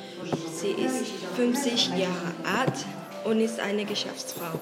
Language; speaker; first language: German; non-native, learner; Spanish